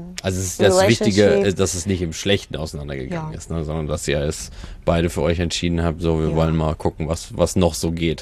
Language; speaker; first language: German; native; German